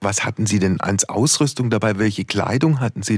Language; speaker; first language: German; native; German